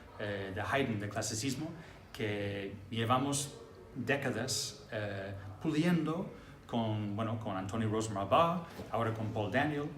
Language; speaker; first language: Spanish; non-native, fluent; English